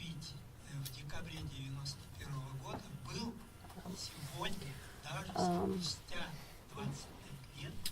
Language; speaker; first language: Russian; non-native, local second language; Ukrainian